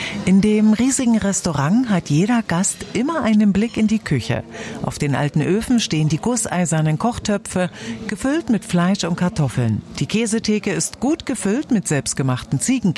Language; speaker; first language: German; native; German